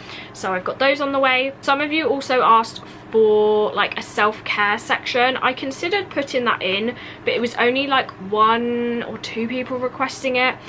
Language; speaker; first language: English; native; English